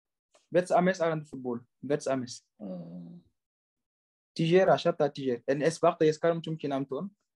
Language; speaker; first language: Armenian; non-native, learner; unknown